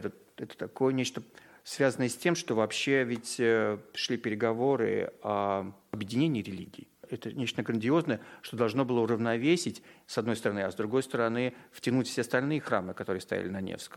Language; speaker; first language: Russian; native; Russian